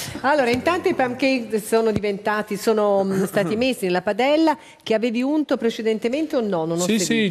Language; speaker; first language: Italian; native; Italian